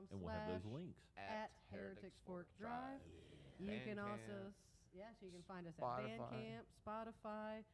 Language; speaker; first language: English; native; English